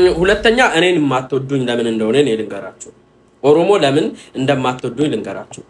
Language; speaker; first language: Amharic; non-native, local second language; Oromo